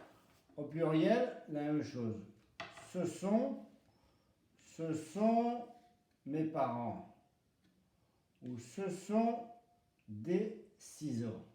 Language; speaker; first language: French; non-native, fluent; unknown